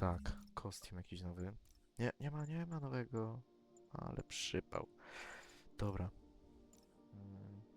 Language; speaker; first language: Polish; native; Polish